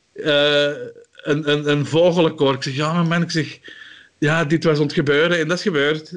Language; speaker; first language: Dutch; native; Dutch